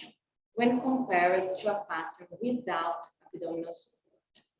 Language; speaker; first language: English; non-native, fluent; Portuguese